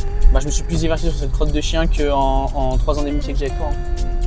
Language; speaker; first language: French; native; French